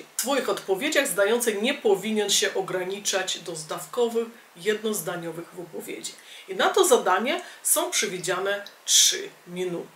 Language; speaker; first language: Polish; native; Polish